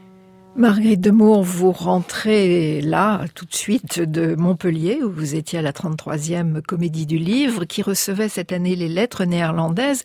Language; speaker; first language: French; native; French